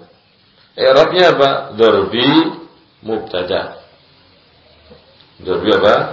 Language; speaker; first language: Arabic; non-native, fluent; Indonesian